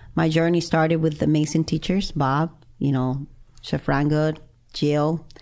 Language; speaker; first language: English; non-native, fluent; Spanish